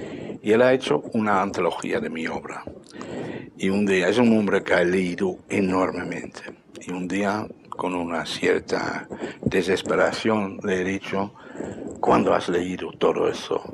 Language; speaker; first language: Spanish; non-native, fluent; Dutch